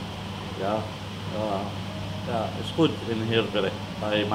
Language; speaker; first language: Dutch; non-native, learner; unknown